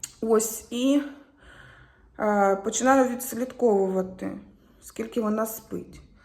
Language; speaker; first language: Ukrainian; native; Ukrainian